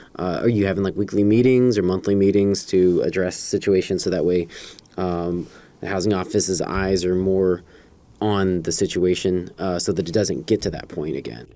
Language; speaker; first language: English; native; English